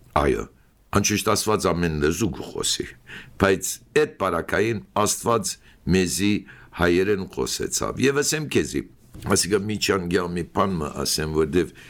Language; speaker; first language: Armenian; early bilingual, heritage; Armenian